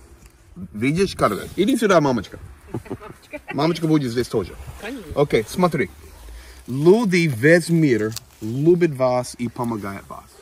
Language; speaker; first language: Ukrainian; non-native, learner; English